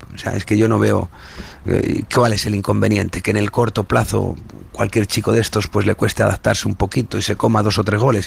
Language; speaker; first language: Spanish; native; Spanish